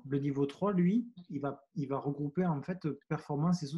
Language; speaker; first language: French; native; French